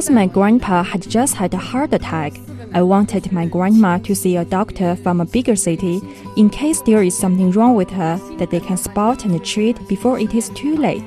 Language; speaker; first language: English; non-native, fluent; Chinese